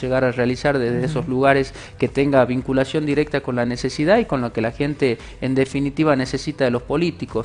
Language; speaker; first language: Spanish; native; Spanish